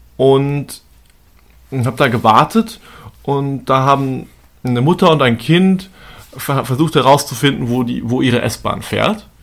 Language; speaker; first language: German; native; German